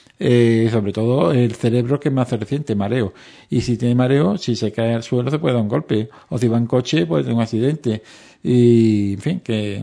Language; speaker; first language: Spanish; native; Spanish